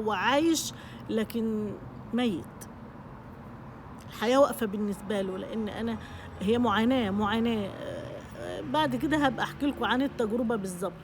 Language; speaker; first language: Arabic; native; Arabic